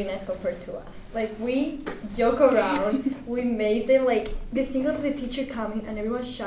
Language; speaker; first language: English; non-native, fluent; Spanish